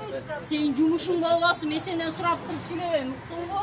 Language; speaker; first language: Kyrgyz; native; Kyrgyz